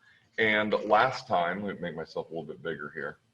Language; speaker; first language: English; native; English